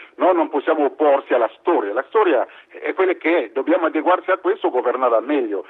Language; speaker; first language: Italian; non-native, fluent; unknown